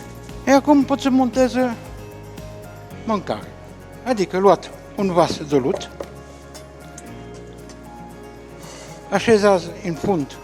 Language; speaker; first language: Romanian; non-native, fluent; French